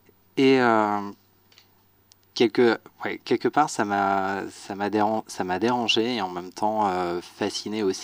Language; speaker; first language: French; native; French